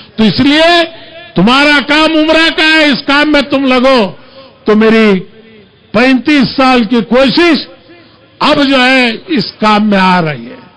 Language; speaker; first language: Urdu; native; Urdu